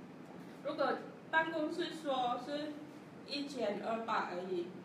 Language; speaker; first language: Chinese; non-native, learner; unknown